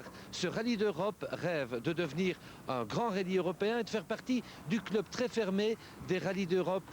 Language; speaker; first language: French; native; French